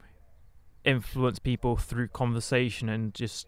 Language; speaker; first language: English; native; English